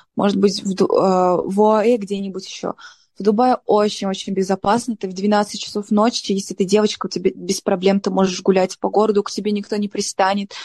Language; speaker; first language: Russian; non-native, local second language; Tajik